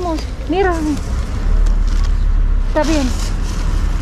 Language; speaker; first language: Spanish; non-native, learner; Filipino